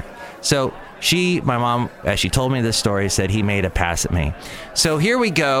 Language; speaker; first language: English; native; English